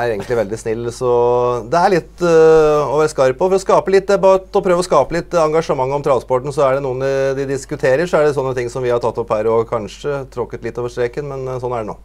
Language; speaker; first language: Norwegian; native; Norwegian